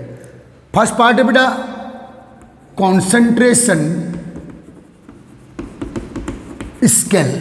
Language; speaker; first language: Hindi; native; Hindi